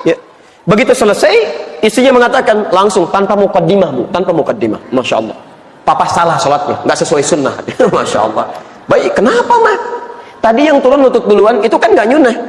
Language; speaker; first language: Indonesian; native; Indonesian